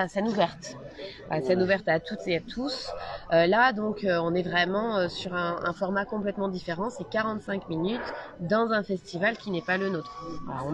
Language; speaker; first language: French; native; French